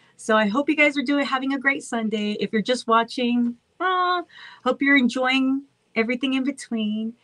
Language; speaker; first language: English; native; English